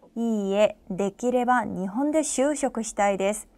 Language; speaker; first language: Japanese; non-native, fluent; Korean